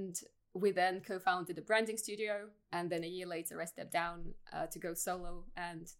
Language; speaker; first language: English; non-native, fluent; Russian